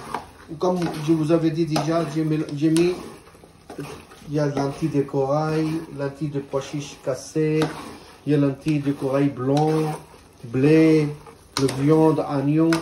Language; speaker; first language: French; non-native, learner; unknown